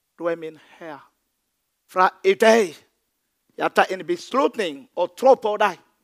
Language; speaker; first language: Danish; non-native, fluent; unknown